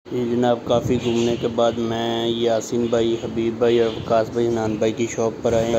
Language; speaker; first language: Urdu; non-native, local second language; Punjabi